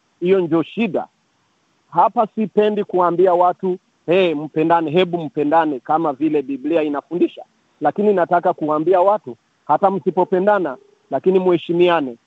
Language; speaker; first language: Swahili; non-native, local second language; Kinyarwanda